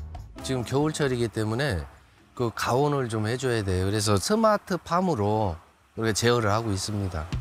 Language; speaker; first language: Korean; native; Korean